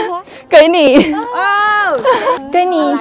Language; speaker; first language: Chinese; non-native, learner; Thai